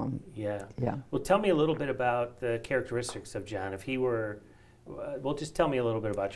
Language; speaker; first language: English; native; English